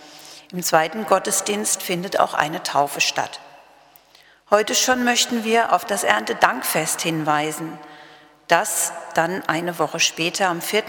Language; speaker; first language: German; native; German